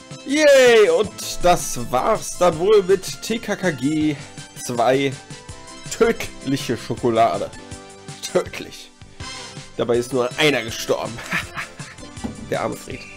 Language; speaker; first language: German; native; German